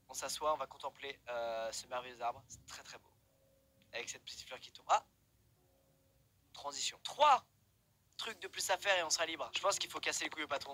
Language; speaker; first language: French; native; French